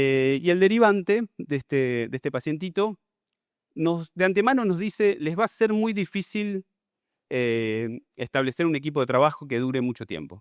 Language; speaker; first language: Spanish; native; Spanish